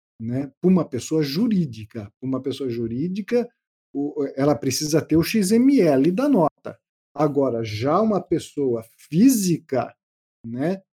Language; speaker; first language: Portuguese; native; Portuguese